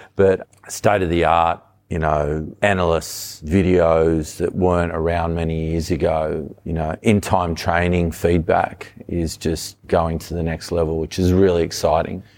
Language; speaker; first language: English; native; English